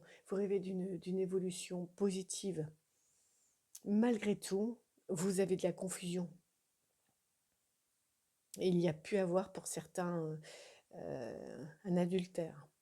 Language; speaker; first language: French; native; French